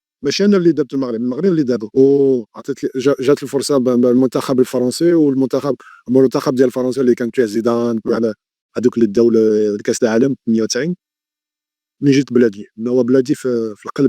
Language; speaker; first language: Arabic; early bilingual, heritage; Arabic